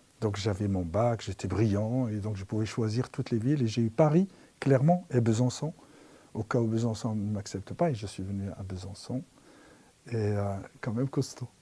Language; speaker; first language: French; non-native, local second language; Arabic